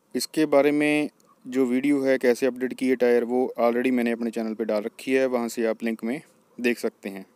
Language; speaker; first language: Hindi; non-native, local second language; Punjabi